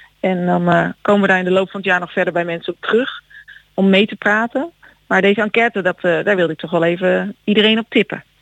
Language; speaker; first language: Dutch; native; Dutch